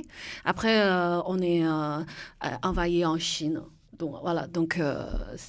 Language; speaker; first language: French; non-native, fluent; Chinese